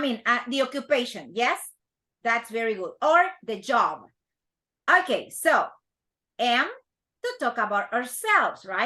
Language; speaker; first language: English; non-native, fluent; Spanish